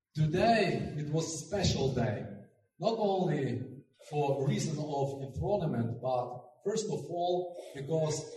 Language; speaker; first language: English; non-native, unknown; Ukrainian